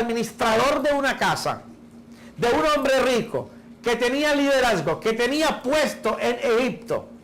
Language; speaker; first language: Spanish; native; Spanish